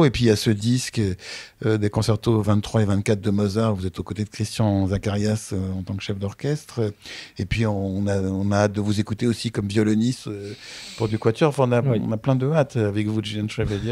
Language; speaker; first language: French; native; French